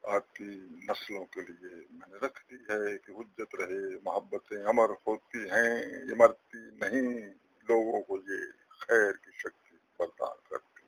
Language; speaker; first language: Urdu; non-native, local second language; Punjabi